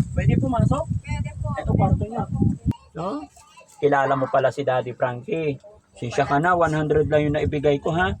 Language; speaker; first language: Filipino; non-native, local second language; Pangasinan